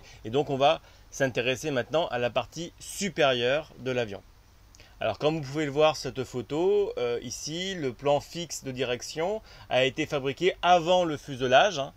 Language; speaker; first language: French; native; French